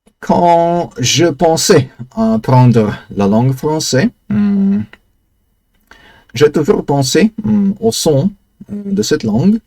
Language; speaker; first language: French; non-native, learner; Slovak